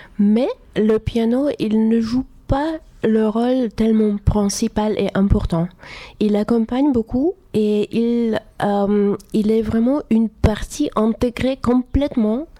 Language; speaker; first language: French; non-native, fluent; Russian